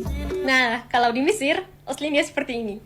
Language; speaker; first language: Indonesian; non-native, fluent; Arabic